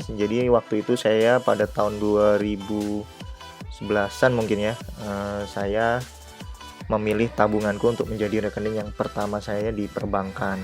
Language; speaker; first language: Indonesian; native; Indonesian